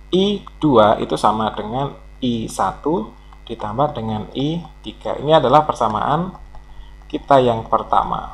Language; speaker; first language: Indonesian; native; Indonesian